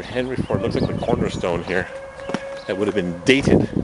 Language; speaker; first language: English; native; English